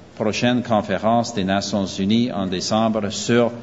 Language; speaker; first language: French; non-native, fluent; English